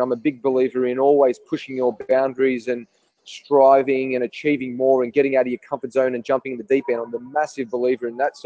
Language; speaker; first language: English; native; English